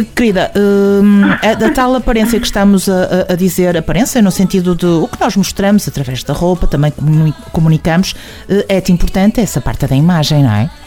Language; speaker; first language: Portuguese; native; Portuguese